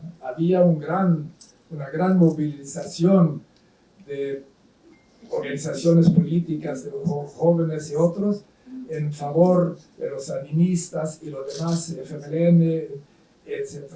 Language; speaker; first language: Spanish; non-native, fluent; Swedish